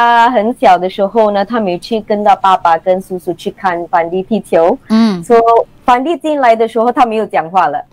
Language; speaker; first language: Chinese; non-native, local second language; English